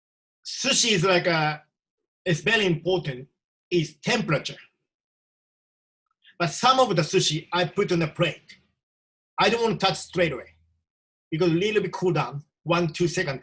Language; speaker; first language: English; non-native, learner; Japanese